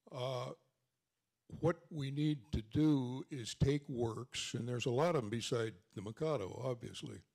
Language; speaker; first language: English; native; English